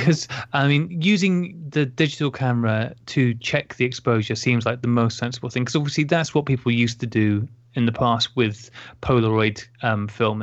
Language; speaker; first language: English; native; English